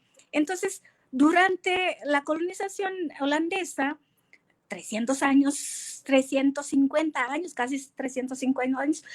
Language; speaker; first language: Spanish; non-native, fluent; Indonesian